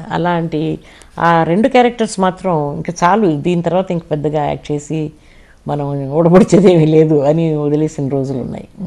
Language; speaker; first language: Telugu; non-native, local second language; Kannada